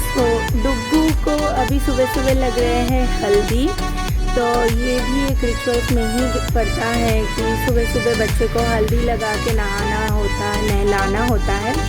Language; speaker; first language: Hindi; non-native, local second language; Bangla